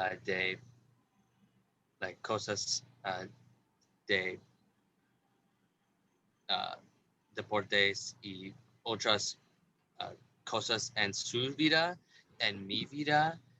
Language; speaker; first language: Spanish; non-native, learner; English